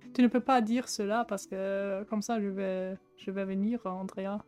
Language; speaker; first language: French; non-native, fluent; German